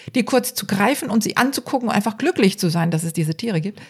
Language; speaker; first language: German; native; German